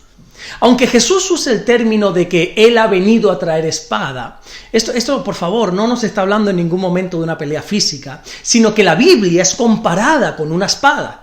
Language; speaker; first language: Spanish; native; Spanish